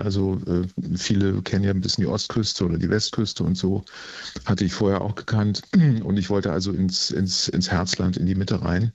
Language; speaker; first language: German; native; German